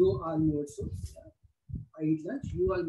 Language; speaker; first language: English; non-native, local second language; Hindi